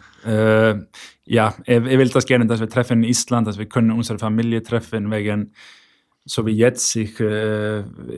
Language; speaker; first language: German; non-native, learner; Icelandic